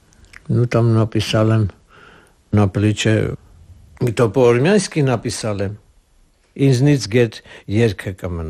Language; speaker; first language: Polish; non-native, learner; Armenian